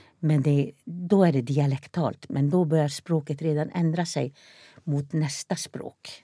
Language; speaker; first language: Swedish; non-native, local second language; Northern Sami